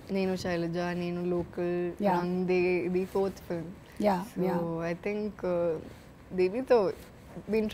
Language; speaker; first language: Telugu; non-native, fluent; Malayalam